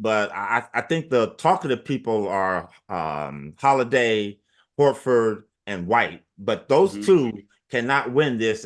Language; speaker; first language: English; native; English